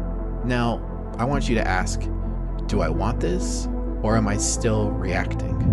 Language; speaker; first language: English; native; English